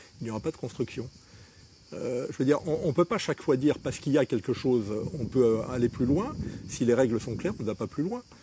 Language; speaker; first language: French; native; French